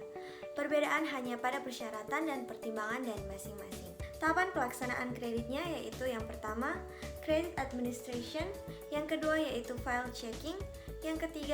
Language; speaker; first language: Indonesian; native; Indonesian